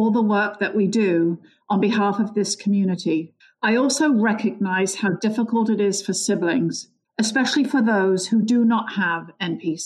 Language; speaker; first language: English; native; English